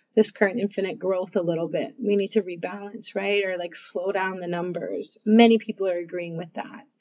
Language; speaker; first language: English; native; English